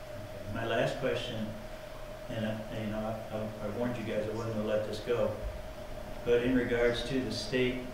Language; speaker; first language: English; native; English